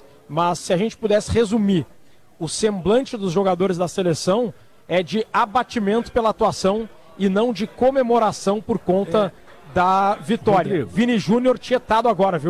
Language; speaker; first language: Portuguese; native; Portuguese